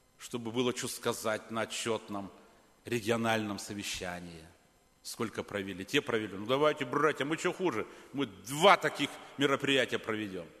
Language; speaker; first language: Russian; native; Russian